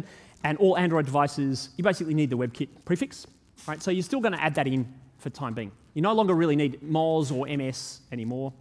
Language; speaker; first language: English; native; English